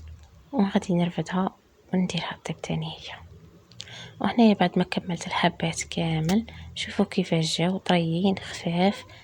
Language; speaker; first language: Arabic; native; Arabic